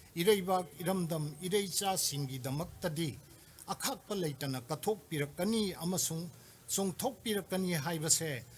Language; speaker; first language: Manipuri; native; Manipuri